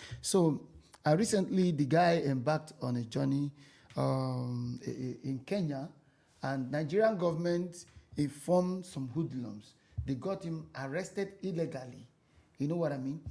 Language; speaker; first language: English; non-native, local second language; Igbo